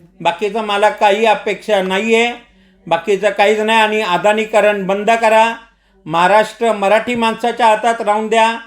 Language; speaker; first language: Marathi; non-native, local second language; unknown